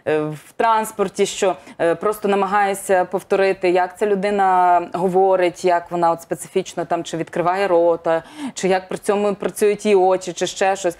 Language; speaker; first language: Ukrainian; native; Ukrainian